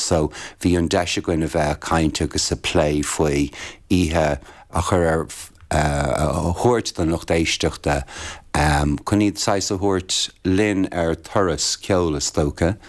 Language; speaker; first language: Irish; native; Irish